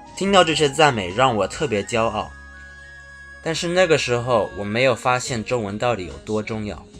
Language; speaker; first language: Chinese; early bilingual, heritage; Chinese